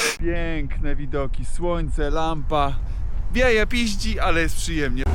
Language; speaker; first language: Polish; native; Polish